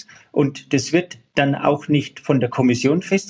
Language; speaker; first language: German; native; German